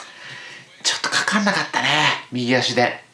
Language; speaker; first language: Japanese; native; Japanese